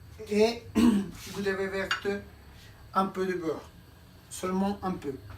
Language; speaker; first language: French; non-native, learner; Spanish